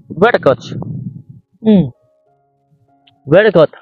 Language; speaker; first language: English; non-native, learner; Vietnamese